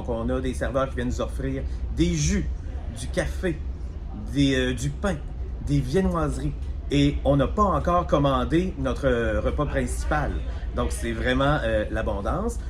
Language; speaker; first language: French; native; French